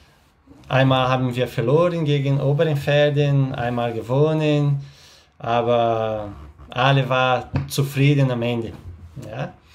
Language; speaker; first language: German; non-native, learner; Portuguese